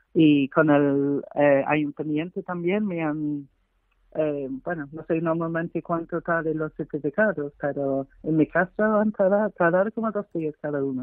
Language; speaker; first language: Spanish; non-native, fluent; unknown